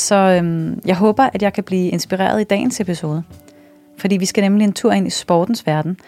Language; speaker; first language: Danish; native; Danish